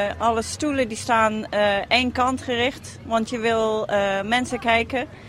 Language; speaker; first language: Dutch; native; Dutch